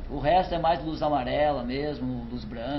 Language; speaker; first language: Portuguese; native; Portuguese